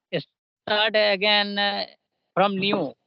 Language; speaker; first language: English; non-native, learner; Hindi